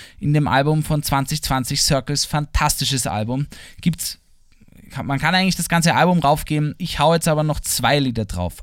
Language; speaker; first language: German; native; German